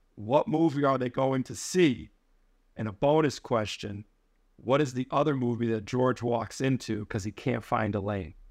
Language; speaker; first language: English; native; English